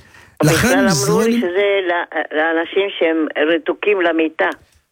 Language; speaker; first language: Hebrew; non-native, fluent; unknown